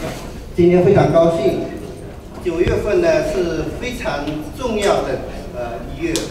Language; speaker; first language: Chinese; native; Chinese